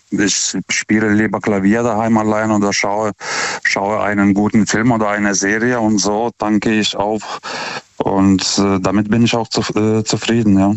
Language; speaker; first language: German; non-native, fluent; Lithuanian